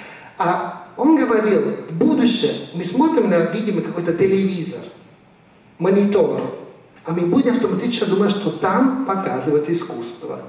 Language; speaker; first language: Russian; non-native, fluent; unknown